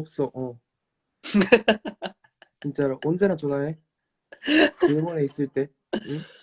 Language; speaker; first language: Korean; non-native, fluent; Japanese